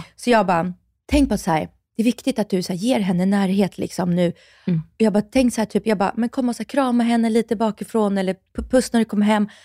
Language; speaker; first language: Swedish; non-native, fluent; Russian